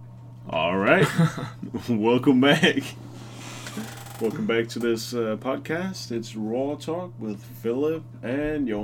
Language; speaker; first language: English; non-native, fluent; Danish